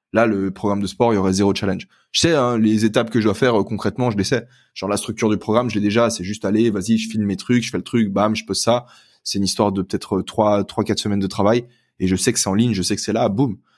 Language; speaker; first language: French; native; French